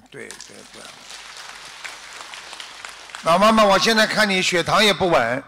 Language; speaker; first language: Chinese; native; Chinese